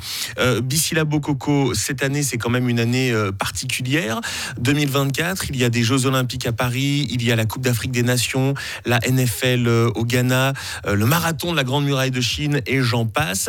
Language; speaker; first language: French; native; French